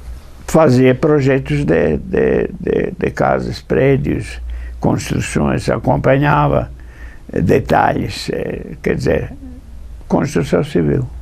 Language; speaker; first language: Portuguese; non-native, fluent; English